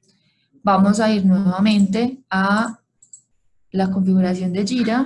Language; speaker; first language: Spanish; native; Spanish